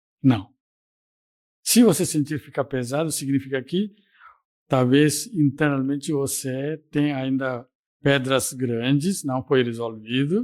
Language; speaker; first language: Portuguese; non-native, fluent; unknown